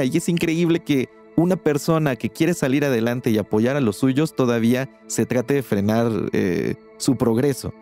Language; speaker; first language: Spanish; native; Spanish